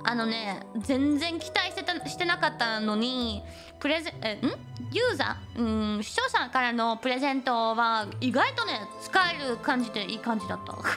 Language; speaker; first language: Japanese; non-native, fluent; German